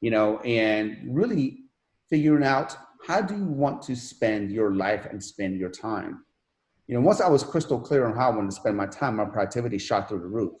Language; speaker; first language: English; non-native, fluent; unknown